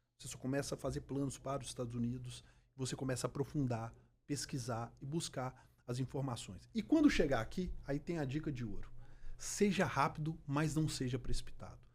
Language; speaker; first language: Portuguese; native; Portuguese